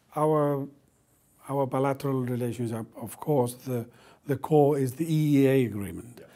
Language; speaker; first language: English; non-native, fluent; Icelandic